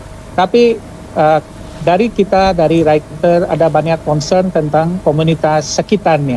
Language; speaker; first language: Indonesian; non-native, fluent; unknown